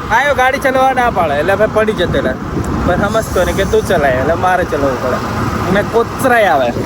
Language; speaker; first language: Gujarati; non-native, local second language; Rathawi